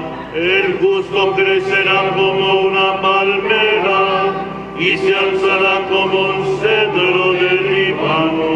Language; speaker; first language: Spanish; native; Spanish